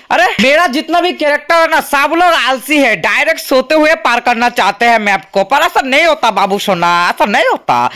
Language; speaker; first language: Hindi; native; Hindi